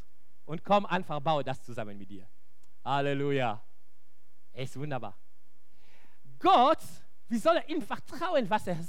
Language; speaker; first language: German; non-native, local second language; French